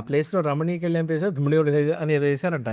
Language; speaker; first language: Telugu; native; Telugu